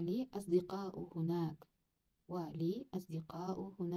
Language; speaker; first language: Arabic; non-native, learner; Kazakh